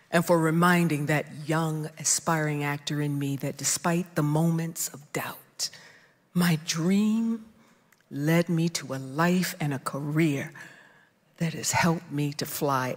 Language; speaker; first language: English; native; English